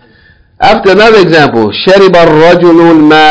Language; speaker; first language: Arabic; non-native, fluent; English